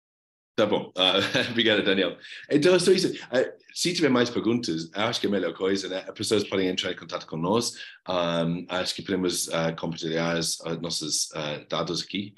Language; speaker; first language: Portuguese; non-native, fluent; English